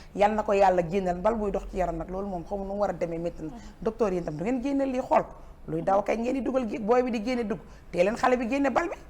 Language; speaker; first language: Wolof; native; Wolof